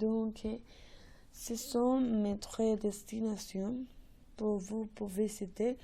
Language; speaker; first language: French; non-native, learner; Spanish